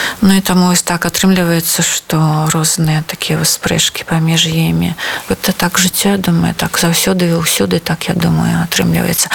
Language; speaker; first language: Belarusian; non-native, local second language; Russian